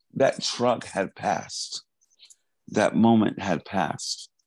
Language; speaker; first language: English; native; English